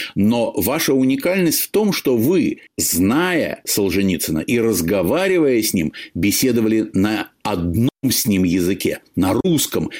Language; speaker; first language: Russian; native; Russian